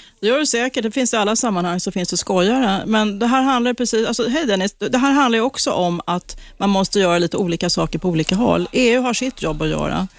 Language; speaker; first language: Swedish; native; Swedish